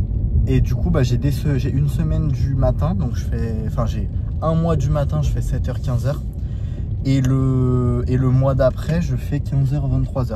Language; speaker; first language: French; native; French